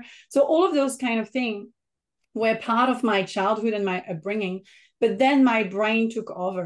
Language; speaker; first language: English; non-native, fluent; French